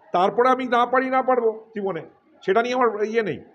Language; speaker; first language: Bangla; native; Bangla